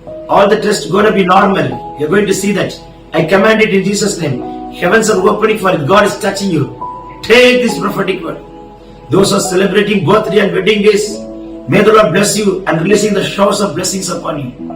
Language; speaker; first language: English; non-native, local second language; Tamil